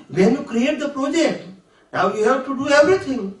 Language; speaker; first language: English; non-native, local second language; Gujarati